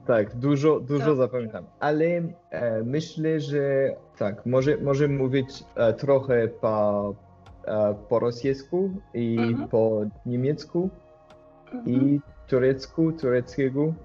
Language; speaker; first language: Polish; non-native, learner; French